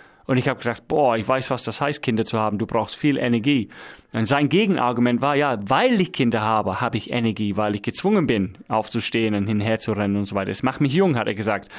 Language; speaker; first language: German; non-native, fluent; English